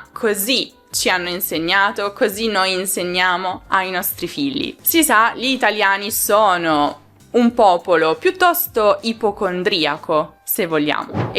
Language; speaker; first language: Italian; native; Italian